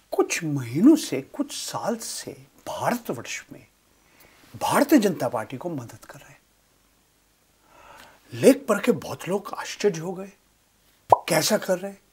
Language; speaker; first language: Hindi; non-native, local second language; Bangla